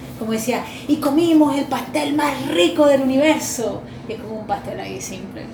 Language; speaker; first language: Spanish; native; Spanish